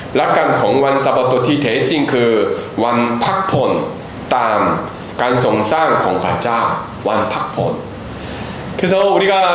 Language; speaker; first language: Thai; non-native, fluent; Korean